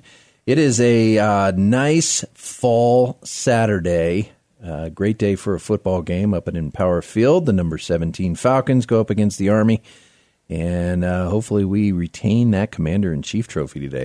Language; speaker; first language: English; native; English